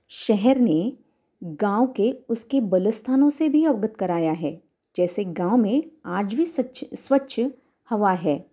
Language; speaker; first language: Hindi; non-native, local second language; Marathi